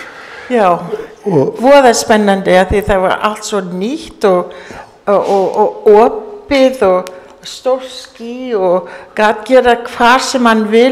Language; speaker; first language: Icelandic; early bilingual, heritage; English